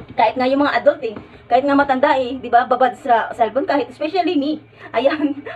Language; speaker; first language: Filipino; native; Filipino